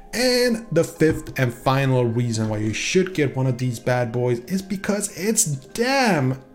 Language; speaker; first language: English; non-native, fluent; Swedish